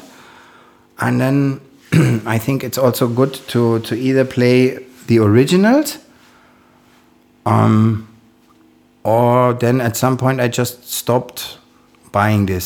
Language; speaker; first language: English; non-native, fluent; German